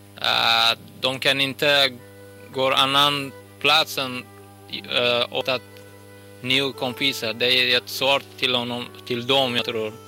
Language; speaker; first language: Swedish; non-native, learner; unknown